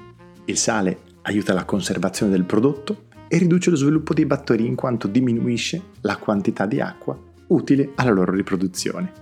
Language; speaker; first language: Italian; native; Italian